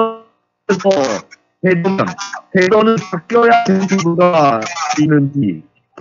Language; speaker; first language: Korean; non-native, fluent; Chinese